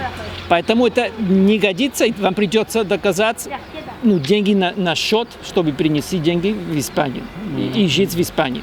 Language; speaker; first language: Russian; non-native, fluent; Spanish